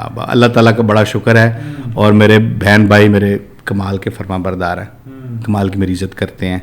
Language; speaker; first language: Urdu; non-native, local second language; Punjabi